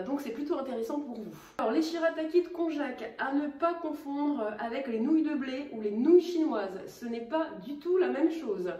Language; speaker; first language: French; native; French